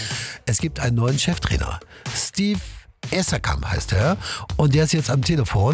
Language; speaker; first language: German; native; German